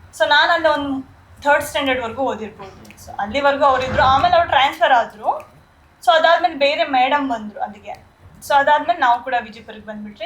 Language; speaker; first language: Kannada; early bilingual, other home language; Nepali